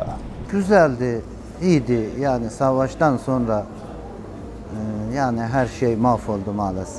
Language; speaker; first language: Turkish; non-native, learner; Persian